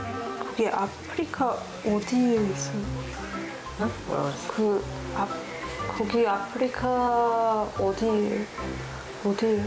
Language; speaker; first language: Korean; non-native, learner; Spanish